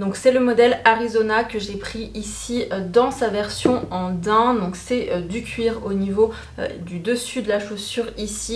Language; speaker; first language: French; native; French